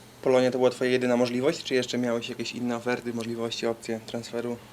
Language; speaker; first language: Polish; native; Polish